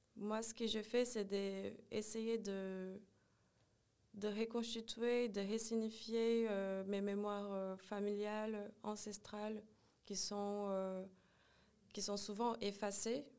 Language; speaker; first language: French; non-native, fluent; Portuguese